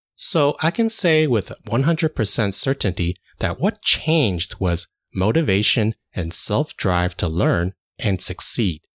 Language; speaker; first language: English; native; English